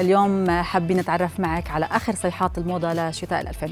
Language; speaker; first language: Arabic; native; Arabic